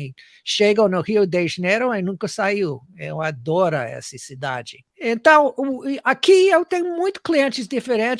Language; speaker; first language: Portuguese; non-native, fluent; English